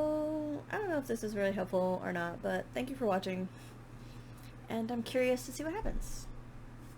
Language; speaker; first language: English; native; English